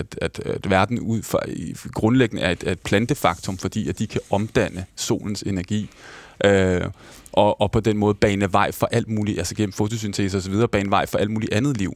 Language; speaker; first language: Danish; native; Danish